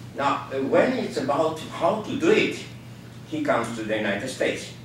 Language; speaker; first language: English; non-native, fluent; Norwegian